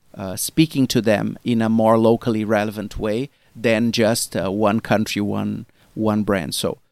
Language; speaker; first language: English; non-native, fluent; Portuguese